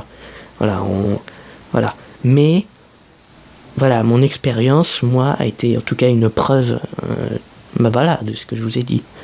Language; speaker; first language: French; native; French